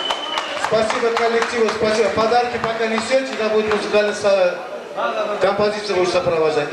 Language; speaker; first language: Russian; non-native, local second language; Azerbaijani